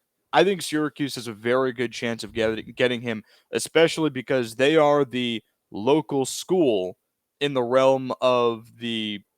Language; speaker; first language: English; native; English